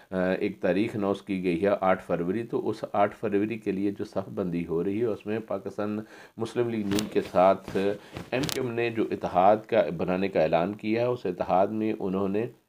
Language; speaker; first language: Urdu; native; Urdu